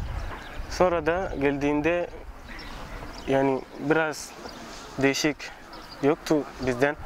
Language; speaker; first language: Turkish; non-native, learner; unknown